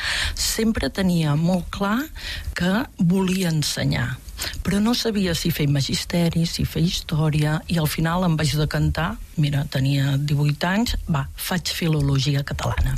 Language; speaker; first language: Catalan; native; Catalan